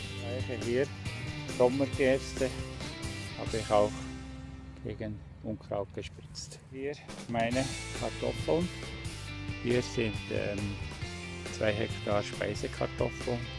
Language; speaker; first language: German; native; German